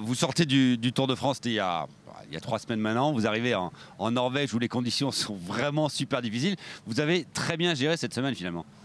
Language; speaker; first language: French; native; French